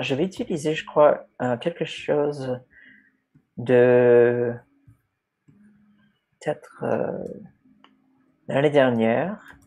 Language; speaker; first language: French; non-native, fluent; English